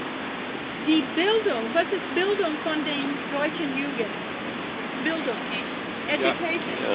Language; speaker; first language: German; non-native, learner; English